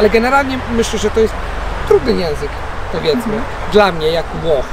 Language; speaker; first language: Polish; non-native, fluent; Italian